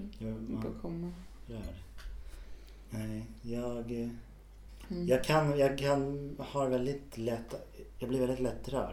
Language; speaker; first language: Swedish; native; Swedish